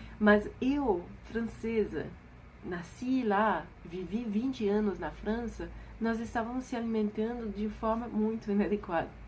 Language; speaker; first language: Portuguese; non-native, fluent; French